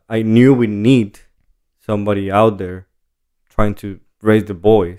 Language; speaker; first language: English; non-native, fluent; Spanish